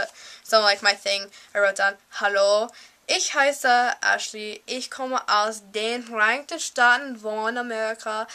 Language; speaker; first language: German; non-native, learner; English